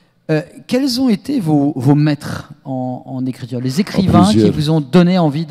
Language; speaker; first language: French; native; French